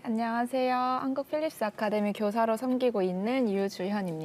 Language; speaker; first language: Korean; native; Korean